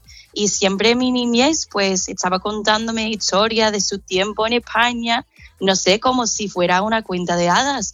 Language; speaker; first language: Spanish; non-native, fluent; English